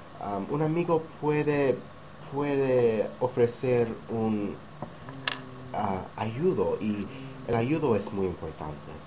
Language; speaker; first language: Spanish; non-native, learner; English